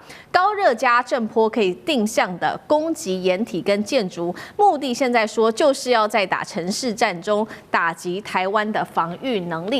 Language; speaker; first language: Chinese; native; Chinese